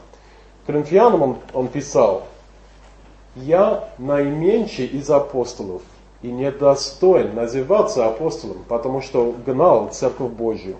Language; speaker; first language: Russian; non-native, fluent; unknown